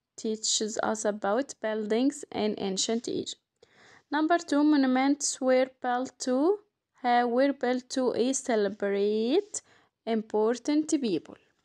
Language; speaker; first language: English; non-native, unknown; Arabic